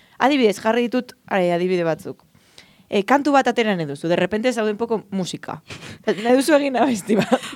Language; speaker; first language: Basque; non-native, local second language; Spanish